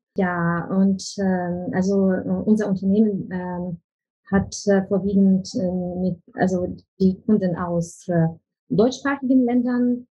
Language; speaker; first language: German; non-native, fluent; Ukrainian